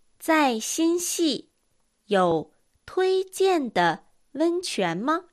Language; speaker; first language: Chinese; non-native, fluent; Japanese